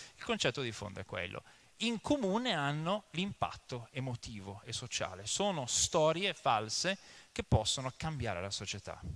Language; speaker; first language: Italian; early bilingual, other home language; English